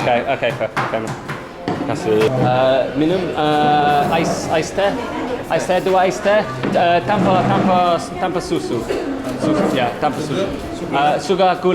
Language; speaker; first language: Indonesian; non-native, learner; English